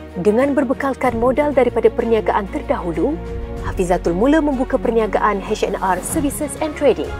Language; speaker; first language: Malay; native; Malay